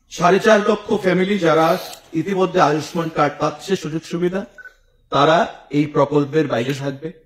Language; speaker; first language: Bangla; native; Bangla